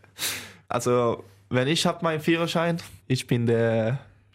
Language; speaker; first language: German; non-native, learner; Swedish